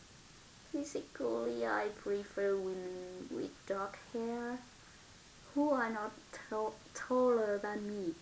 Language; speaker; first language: English; non-native, learner; Vietnamese